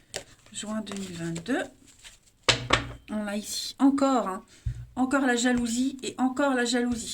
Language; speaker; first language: French; native; French